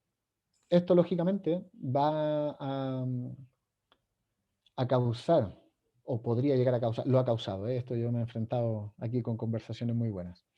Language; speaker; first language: Spanish; native; Spanish